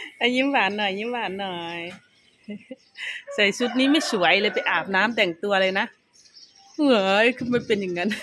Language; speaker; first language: Thai; non-native, local second language; Lao